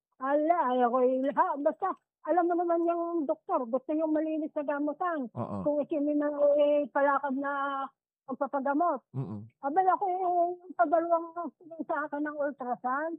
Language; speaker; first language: Filipino; native; Filipino